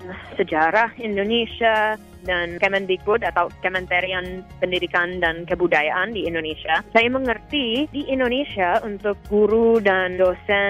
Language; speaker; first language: Indonesian; non-native, fluent; English